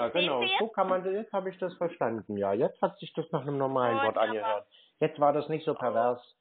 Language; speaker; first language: German; native; German